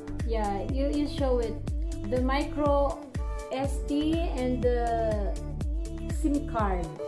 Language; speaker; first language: English; non-native, local second language; Filipino